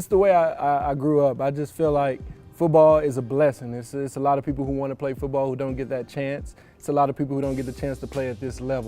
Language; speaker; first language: English; native; English